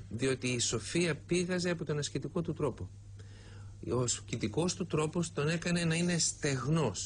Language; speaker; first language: Greek; native; Greek